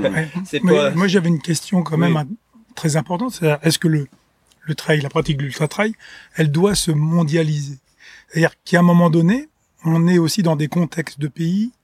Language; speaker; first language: French; native; French